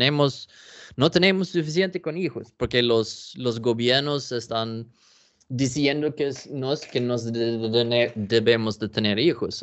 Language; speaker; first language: Spanish; non-native, learner; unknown